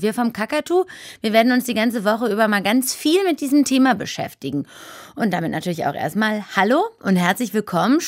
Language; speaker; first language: German; native; German